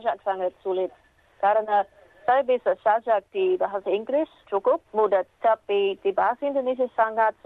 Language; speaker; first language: Indonesian; non-native, learner; English